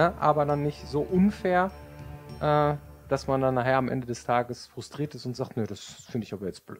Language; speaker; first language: German; native; German